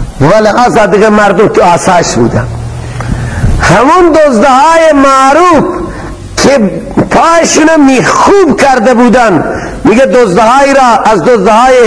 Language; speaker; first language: Persian; non-native, local second language; Baluchi